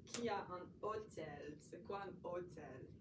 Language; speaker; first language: French; non-native, fluent; English